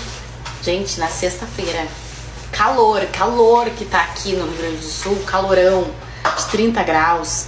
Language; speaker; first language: Portuguese; native; Portuguese